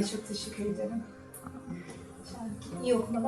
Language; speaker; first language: Turkish; non-native, learner; English